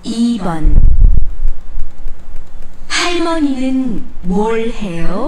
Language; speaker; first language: Korean; non-native, learner; Indonesian